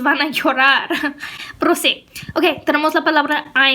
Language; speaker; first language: Spanish; non-native, fluent; English